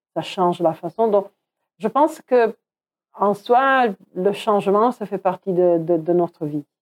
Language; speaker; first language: French; non-native, fluent; Croatian